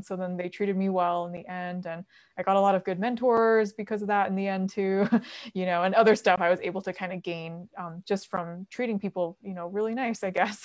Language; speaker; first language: English; native; English